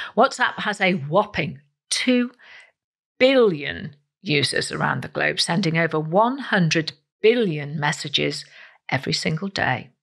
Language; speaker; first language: English; native; English